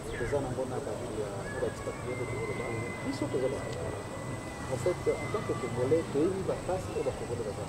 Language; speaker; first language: French; non-native, local second language; Kongo